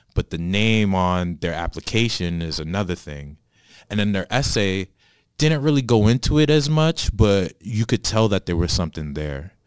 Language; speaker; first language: English; native; English